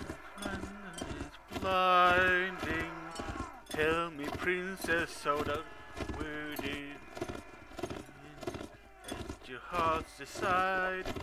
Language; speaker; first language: English; non-native, fluent; Swedish